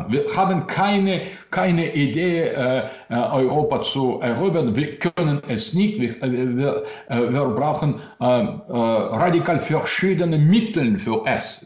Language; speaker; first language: German; non-native, learner; Russian